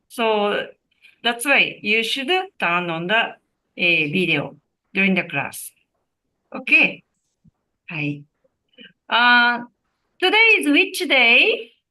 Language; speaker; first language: English; non-native, learner; Japanese